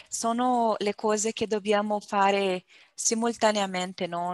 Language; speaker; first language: Italian; non-native, learner; Portuguese